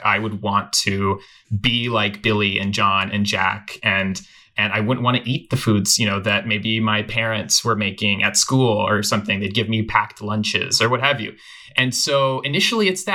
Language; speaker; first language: English; native; English